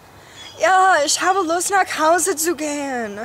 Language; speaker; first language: German; non-native, learner; English